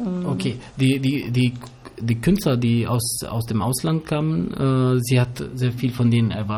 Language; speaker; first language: German; early bilingual, other home language; Albanian